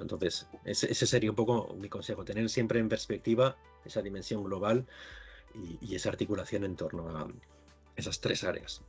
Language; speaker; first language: Spanish; native; Spanish